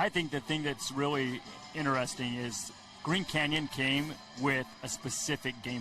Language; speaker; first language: English; native; English